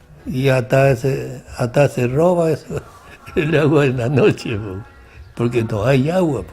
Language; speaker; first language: Spanish; non-native, local second language; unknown